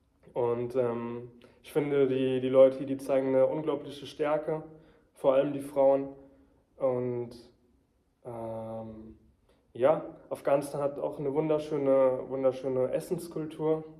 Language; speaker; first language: German; early bilingual, heritage; German